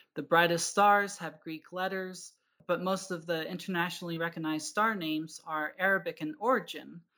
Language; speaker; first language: English; native; English